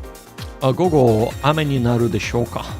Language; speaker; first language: Japanese; non-native, learner; English